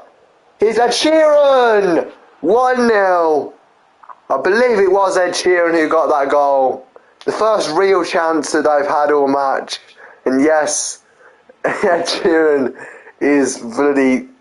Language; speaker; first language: English; native; English